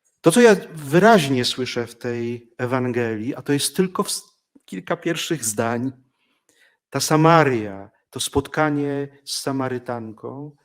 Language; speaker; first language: Polish; native; Polish